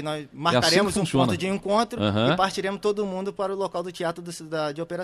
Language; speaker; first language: Portuguese; native; Portuguese